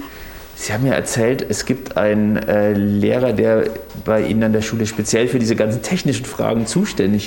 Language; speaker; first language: German; native; German